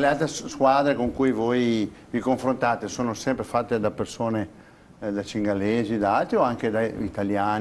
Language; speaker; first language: Italian; native; Italian